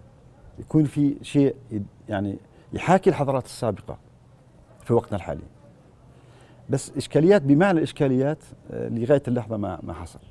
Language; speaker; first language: Arabic; native; Arabic